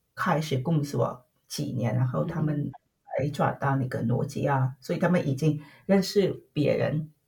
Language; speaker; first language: Chinese; non-native, fluent; Vietnamese